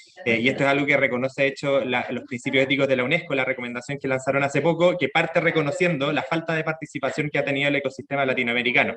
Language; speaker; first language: Spanish; native; Spanish